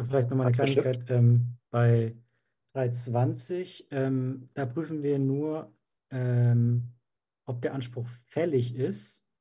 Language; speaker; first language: German; native; German